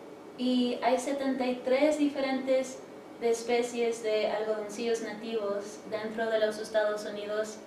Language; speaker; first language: Spanish; early bilingual, heritage; English